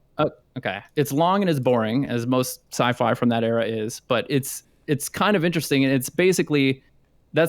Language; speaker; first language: English; native; English